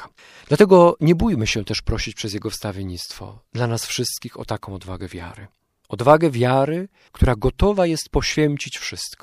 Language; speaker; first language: Polish; native; Polish